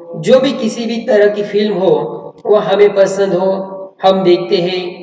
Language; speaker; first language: Hindi; non-native, local second language; Marathi